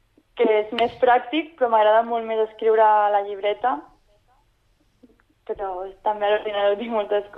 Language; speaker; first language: Catalan; non-native, local second language; Spanish